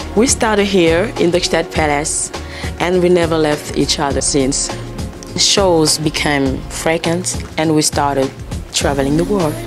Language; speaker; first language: English; early bilingual, other home language; Lingala